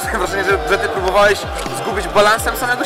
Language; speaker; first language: Polish; native; Polish